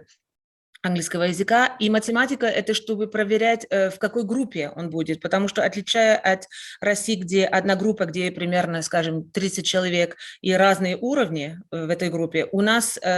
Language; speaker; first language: Russian; non-native, fluent; French